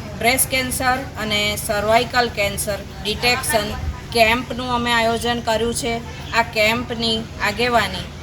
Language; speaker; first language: Gujarati; native; Gujarati